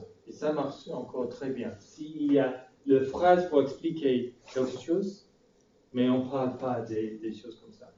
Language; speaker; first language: French; non-native, fluent; English